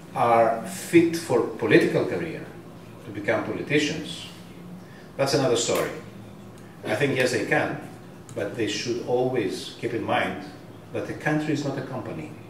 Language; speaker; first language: English; non-native, fluent; Greek